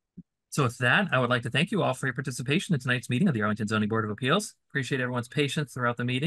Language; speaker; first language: English; native; English